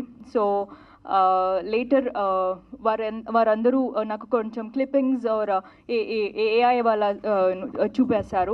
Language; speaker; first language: Telugu; non-native, learner; Kannada